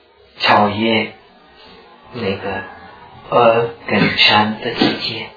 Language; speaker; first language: Chinese; non-native, fluent; Czech